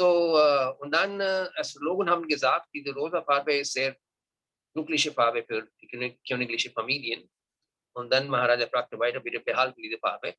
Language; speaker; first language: German; non-native, learner; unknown